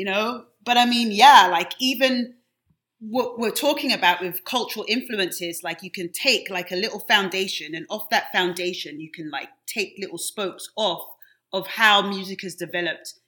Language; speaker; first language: English; native; English